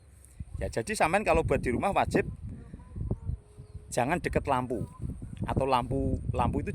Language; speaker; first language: Indonesian; non-native, local second language; Javanese